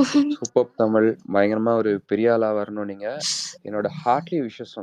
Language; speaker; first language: Tamil; native; Tamil